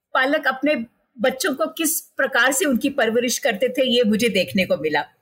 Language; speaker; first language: Hindi; non-native, local second language; Marathi